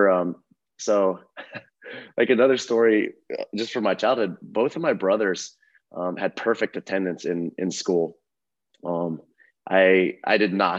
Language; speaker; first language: English; native; English